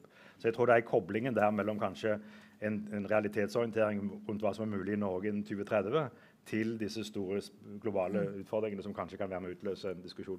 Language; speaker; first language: Norwegian; native; Norwegian